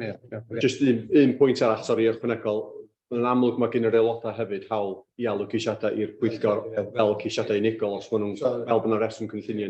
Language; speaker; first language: Welsh; native; Welsh